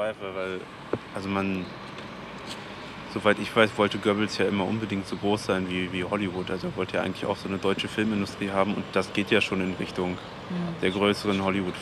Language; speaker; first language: German; native; German